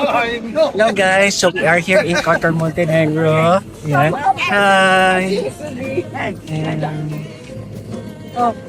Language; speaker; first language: English; non-native, local second language; Filipino